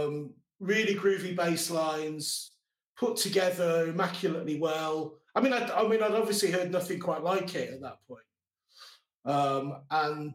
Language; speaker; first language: English; native; English